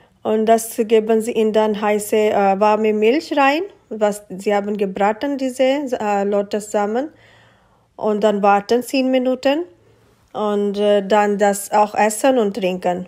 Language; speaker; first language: German; non-native, learner; Urdu